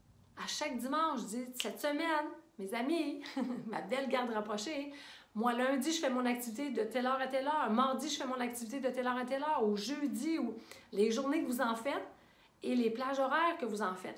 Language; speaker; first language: French; native; French